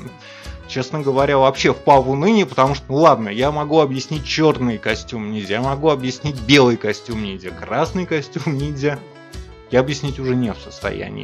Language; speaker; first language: Russian; native; Russian